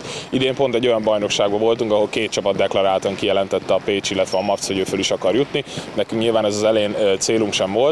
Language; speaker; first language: Hungarian; native; Hungarian